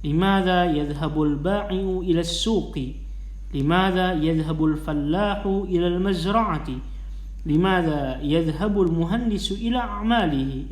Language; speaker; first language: Arabic; non-native, fluent; Indonesian